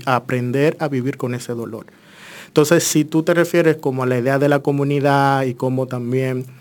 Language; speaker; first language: Spanish; native; Spanish